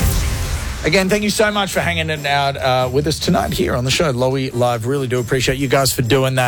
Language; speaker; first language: English; native; English